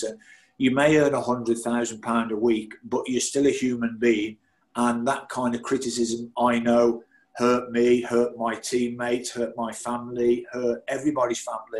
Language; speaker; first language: English; native; English